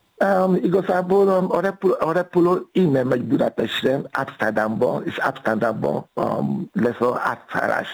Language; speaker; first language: Hungarian; non-native, fluent; Yoruba